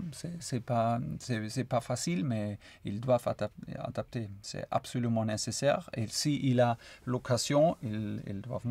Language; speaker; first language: French; non-native, fluent; German